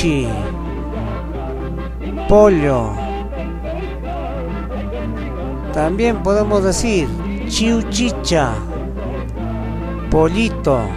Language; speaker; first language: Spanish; non-native, local second language; Quechua